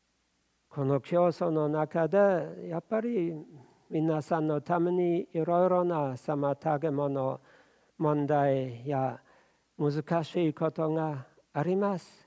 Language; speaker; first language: Japanese; non-native, fluent; German